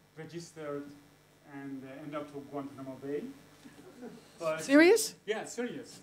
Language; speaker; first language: English; non-native, fluent; Persian